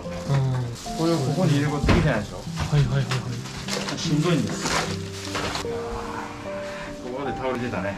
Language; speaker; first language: Japanese; native; Japanese